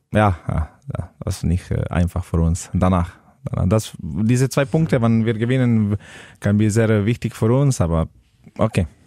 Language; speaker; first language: German; non-native, learner; Slovenian